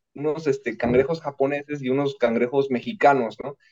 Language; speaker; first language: Spanish; native; Spanish